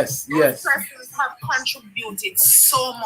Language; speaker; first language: English; native; English